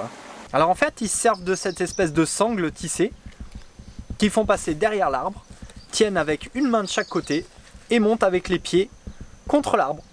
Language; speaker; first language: French; native; French